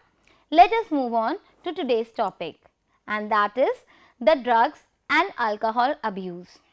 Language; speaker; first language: English; non-native, local second language; Hindi